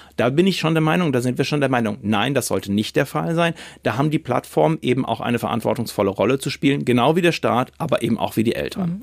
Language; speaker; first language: German; native; German